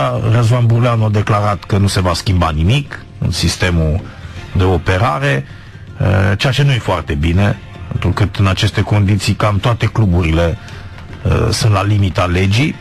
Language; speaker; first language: Romanian; native; Romanian